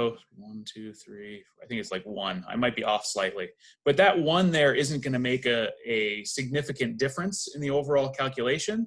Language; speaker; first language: English; native; English